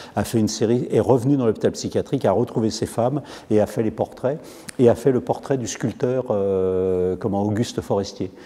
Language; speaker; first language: French; native; French